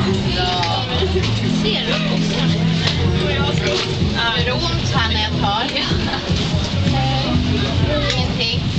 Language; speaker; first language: Swedish; native; Swedish